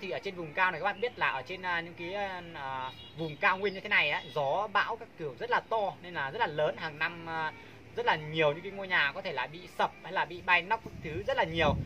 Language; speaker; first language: Vietnamese; non-native, local second language; Hmong